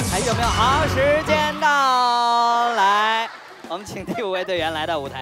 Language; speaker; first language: Chinese; native; Chinese